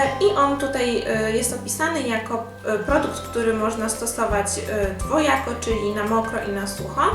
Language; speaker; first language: Polish; native; Polish